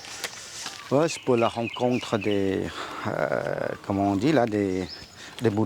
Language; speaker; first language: French; non-native, fluent; Khmer